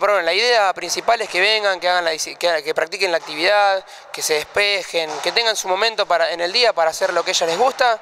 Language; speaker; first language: Spanish; native; Spanish